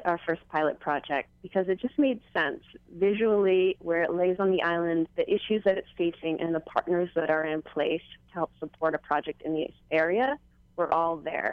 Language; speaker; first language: English; native; English